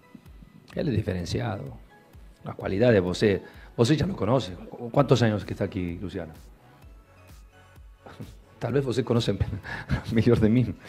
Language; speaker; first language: Portuguese; non-native, fluent; Spanish